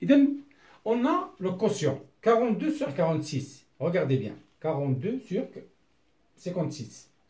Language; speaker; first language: French; non-native, local second language; Arabic